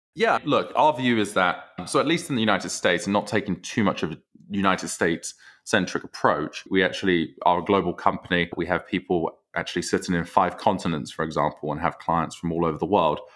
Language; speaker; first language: English; native; English